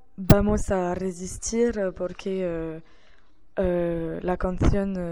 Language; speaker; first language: Spanish; non-native, learner; French